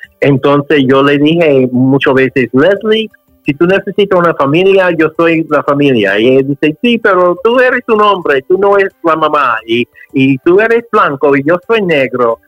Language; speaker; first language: Spanish; non-native, learner; English